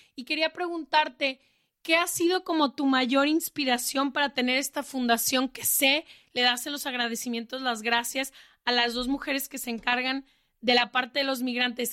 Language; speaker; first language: Spanish; native; Spanish